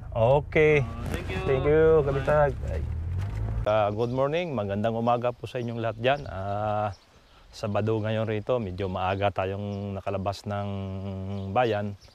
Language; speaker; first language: Filipino; non-native, local second language; Cebuano